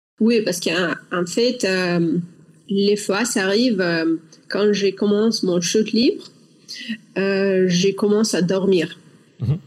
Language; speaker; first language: French; non-native, learner; Russian